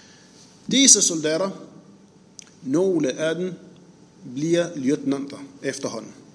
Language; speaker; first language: Danish; non-native, fluent; Arabic